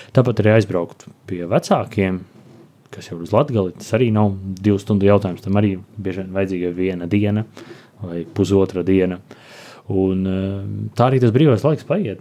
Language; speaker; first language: Latvian; native; Latvian